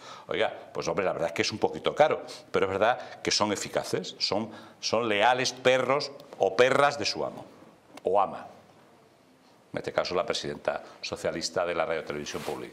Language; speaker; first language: Spanish; native; Spanish